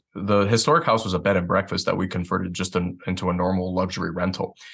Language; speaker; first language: English; native; English